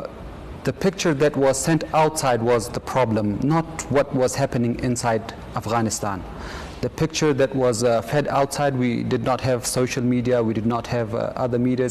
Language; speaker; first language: English; non-native, fluent; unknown